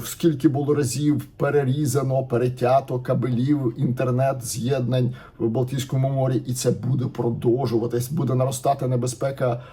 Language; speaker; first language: Ukrainian; native; Ukrainian